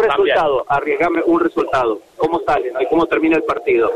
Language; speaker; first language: Spanish; native; Spanish